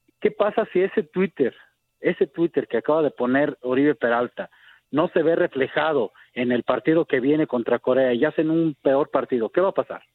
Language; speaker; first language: Spanish; native; Spanish